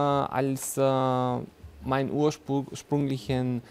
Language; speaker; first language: German; non-native, fluent; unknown